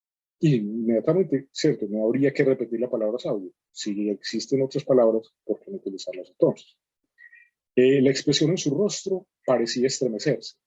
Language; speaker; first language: Spanish; native; Spanish